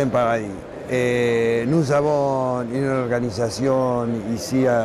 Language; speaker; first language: French; non-native, learner; Spanish